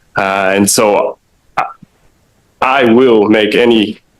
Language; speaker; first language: English; native; English